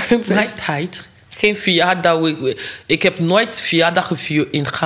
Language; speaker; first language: Dutch; non-native, learner; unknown